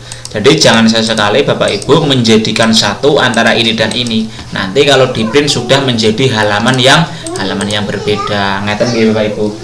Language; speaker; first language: Indonesian; non-native, local second language; Javanese